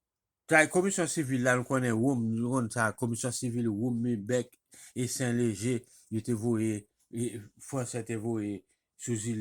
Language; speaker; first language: French; non-native, local second language; Haitian Creole